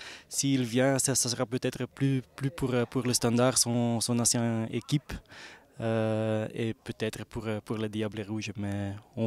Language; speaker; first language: French; non-native, local second language; Dutch